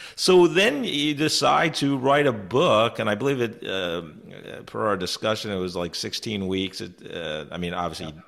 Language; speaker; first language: English; native; English